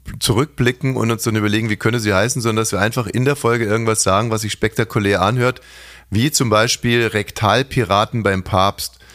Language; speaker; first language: German; native; German